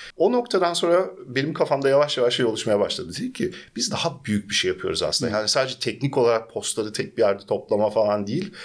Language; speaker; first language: Turkish; early bilingual, heritage; Turkish